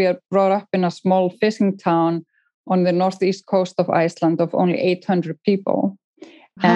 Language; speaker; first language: English; non-native, fluent; Icelandic